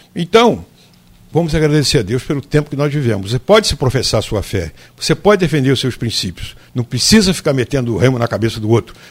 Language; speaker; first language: Portuguese; native; Portuguese